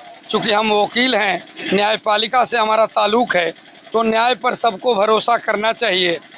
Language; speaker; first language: Hindi; native; Hindi